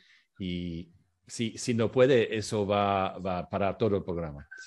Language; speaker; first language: Spanish; non-native, fluent; French